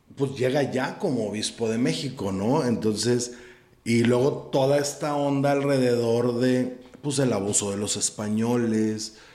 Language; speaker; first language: Spanish; native; Spanish